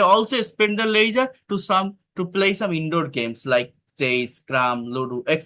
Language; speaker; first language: English; non-native, fluent; Bangla